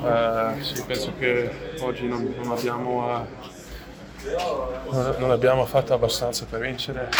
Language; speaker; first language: Italian; non-native, learner; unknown